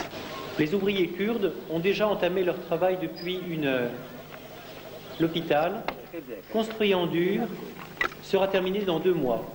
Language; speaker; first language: French; native; French